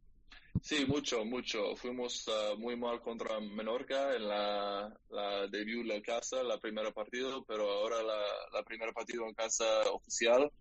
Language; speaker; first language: Spanish; non-native, learner; English